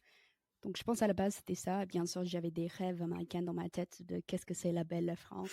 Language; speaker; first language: French; non-native, fluent; English